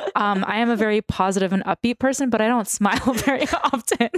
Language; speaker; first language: English; early bilingual, other home language; Russian